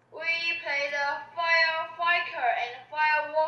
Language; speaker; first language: English; non-native, learner; Chinese